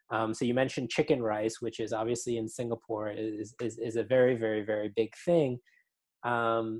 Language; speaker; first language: English; native; English